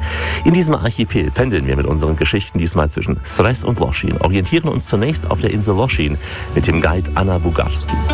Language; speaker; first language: German; native; German